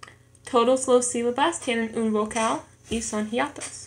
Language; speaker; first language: Spanish; non-native, learner; English